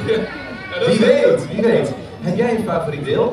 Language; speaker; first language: Dutch; native; Dutch